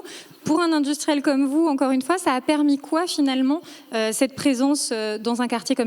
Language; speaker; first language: French; native; French